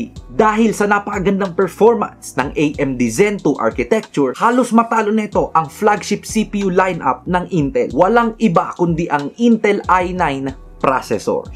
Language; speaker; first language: Filipino; native; Filipino